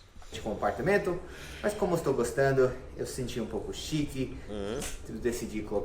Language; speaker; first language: Portuguese; non-native, fluent; English